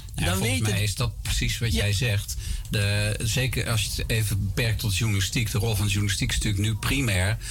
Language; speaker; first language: Dutch; native; Dutch